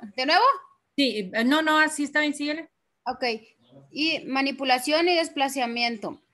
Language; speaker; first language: Spanish; native; Spanish